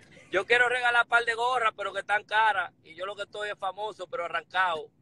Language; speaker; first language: Spanish; early bilingual, heritage; Spanish